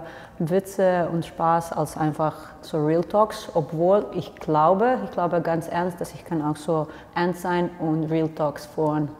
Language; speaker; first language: German; non-native, fluent; Serbian